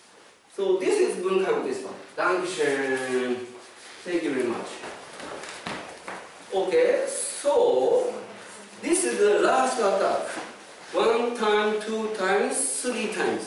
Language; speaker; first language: English; non-native, fluent; Japanese